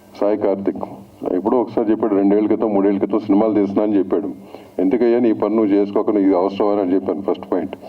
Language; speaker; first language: Telugu; native; Telugu